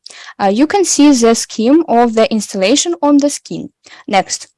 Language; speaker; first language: English; non-native, learner; Ukrainian